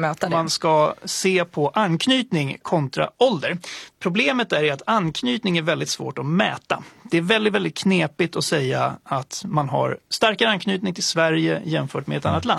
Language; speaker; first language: Swedish; native; Swedish